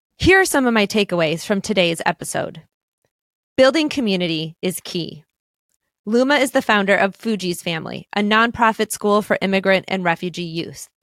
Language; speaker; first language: English; native; English